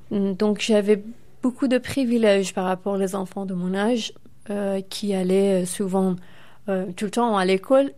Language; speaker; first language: French; non-native, fluent; Persian